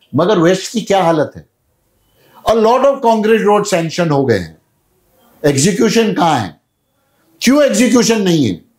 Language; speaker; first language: Hindi; non-native, local second language; Urdu